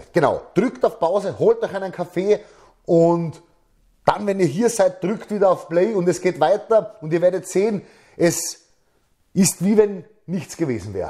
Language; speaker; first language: German; native; German